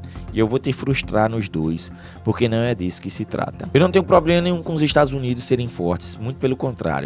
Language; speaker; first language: Portuguese; native; Portuguese